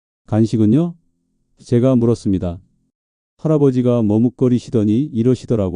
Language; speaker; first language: Korean; native; Korean